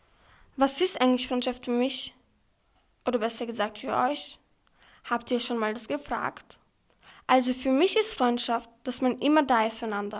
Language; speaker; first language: German; early bilingual, other home language; Turkish